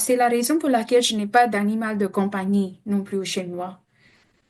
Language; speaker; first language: French; non-native, fluent; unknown